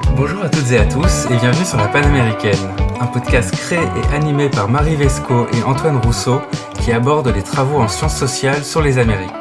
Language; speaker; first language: French; native; French